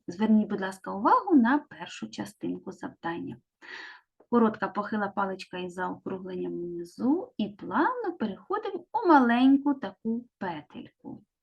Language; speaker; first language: Ukrainian; native; Ukrainian